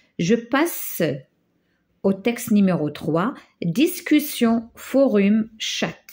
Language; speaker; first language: French; non-native, local second language; Arabic